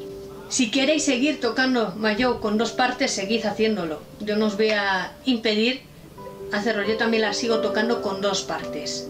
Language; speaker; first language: Spanish; native; Spanish